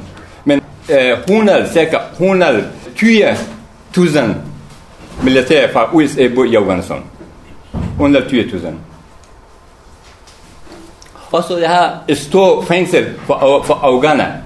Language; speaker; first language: Danish; non-native, learner; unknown